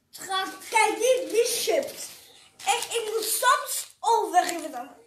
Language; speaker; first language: Dutch; non-native, learner; French